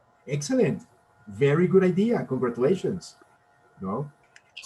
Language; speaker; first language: English; non-native, fluent; Spanish